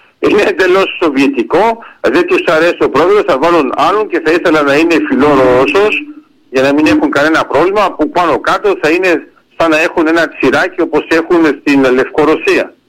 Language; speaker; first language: Greek; early bilingual, heritage; Greek